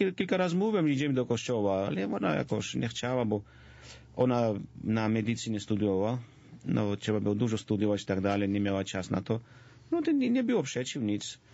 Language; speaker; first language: Polish; non-native, fluent; Georgian